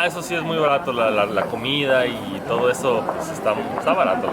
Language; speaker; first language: Spanish; native; Spanish